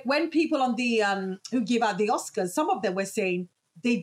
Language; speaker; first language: English; native; English